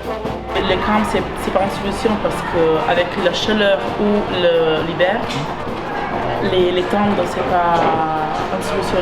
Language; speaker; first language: French; non-native, fluent; Italian